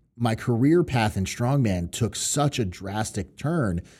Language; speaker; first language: English; native; English